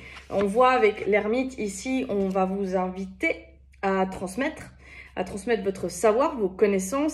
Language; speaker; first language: French; native; French